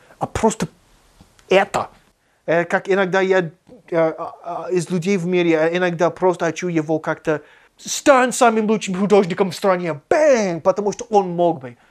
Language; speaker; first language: Russian; non-native, fluent; English